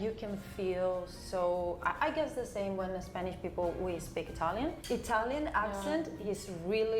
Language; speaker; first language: English; non-native, fluent; Spanish